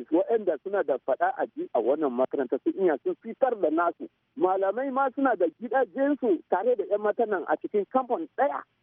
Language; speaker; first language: Hausa; non-native, local second language; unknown